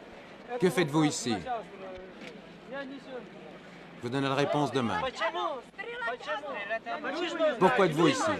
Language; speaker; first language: French; native; French